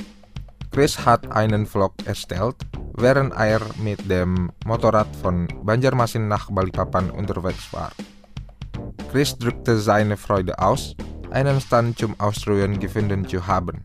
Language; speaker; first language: German; non-native, fluent; Indonesian